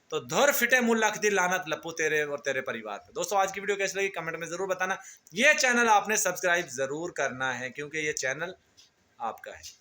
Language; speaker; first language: Urdu; non-native, local second language; Punjabi